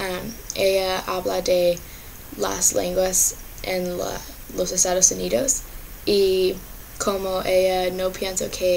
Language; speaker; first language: Spanish; non-native, learner; English